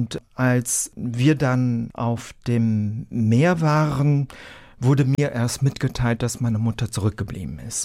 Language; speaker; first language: German; early bilingual, other home language; Vietnamese